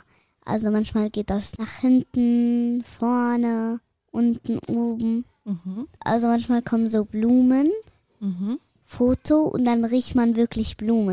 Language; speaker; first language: German; early bilingual, other home language; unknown